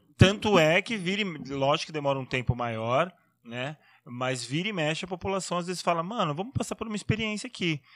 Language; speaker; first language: Portuguese; native; Portuguese